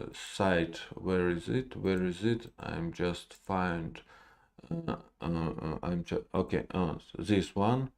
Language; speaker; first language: English; non-native, learner; Russian